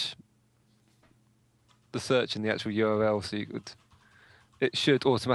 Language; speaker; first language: English; native; English